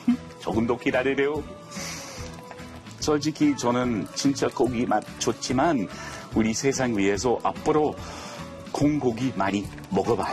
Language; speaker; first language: Korean; non-native, fluent; English